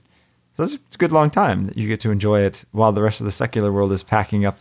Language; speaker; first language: English; native; English